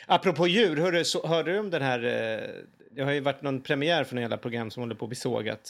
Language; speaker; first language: Swedish; native; Swedish